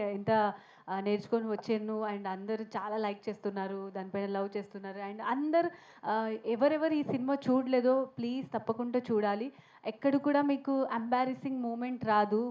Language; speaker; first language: Telugu; non-native, learner; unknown